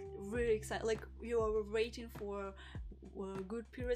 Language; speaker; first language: English; non-native, fluent; Russian